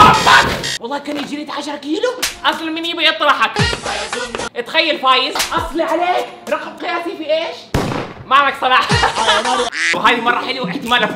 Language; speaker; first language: Arabic; native; Arabic